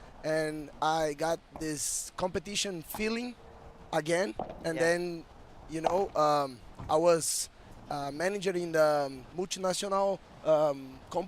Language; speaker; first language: English; non-native, fluent; Portuguese